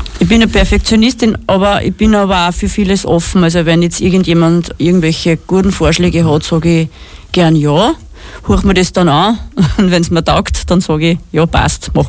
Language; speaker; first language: German; native; German